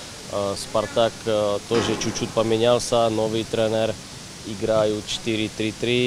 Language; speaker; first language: Russian; non-native, fluent; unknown